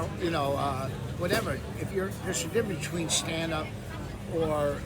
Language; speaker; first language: English; native; English